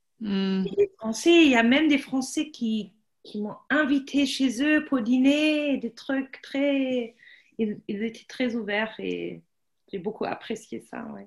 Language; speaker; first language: French; non-native, fluent; German